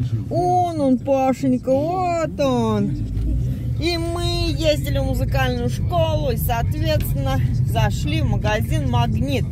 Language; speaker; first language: Russian; native; Russian